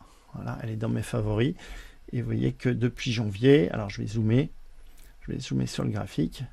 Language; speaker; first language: French; native; French